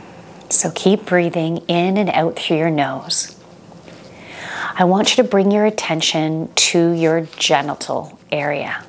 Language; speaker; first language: English; native; English